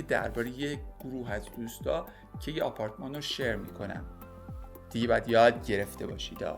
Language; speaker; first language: Persian; native; Persian